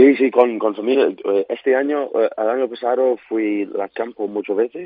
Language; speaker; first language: Spanish; non-native, learner; English